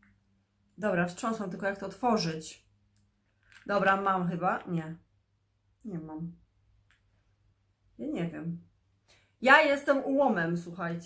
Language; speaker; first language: Polish; native; Polish